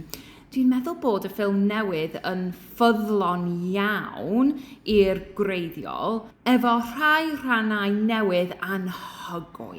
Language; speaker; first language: Welsh; non-native, learner; English